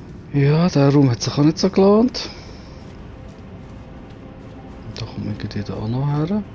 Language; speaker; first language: German; native; German